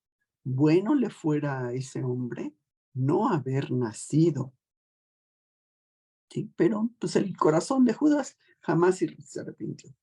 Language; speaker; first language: Spanish; native; Spanish